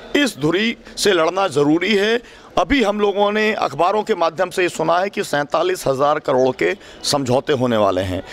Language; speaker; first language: Hindi; native; Hindi